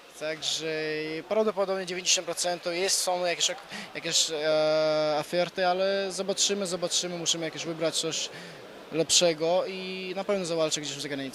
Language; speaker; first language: Polish; non-native, fluent; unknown